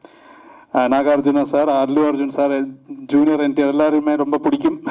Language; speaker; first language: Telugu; non-native, learner; Malayalam